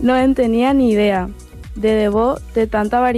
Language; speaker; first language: Catalan; non-native, learner; Spanish